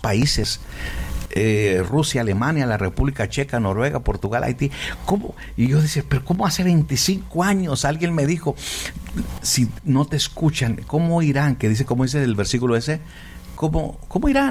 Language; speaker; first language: Spanish; native; Spanish